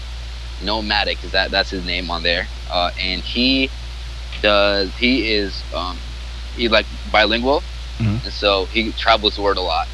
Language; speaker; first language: English; non-native, fluent; Arabic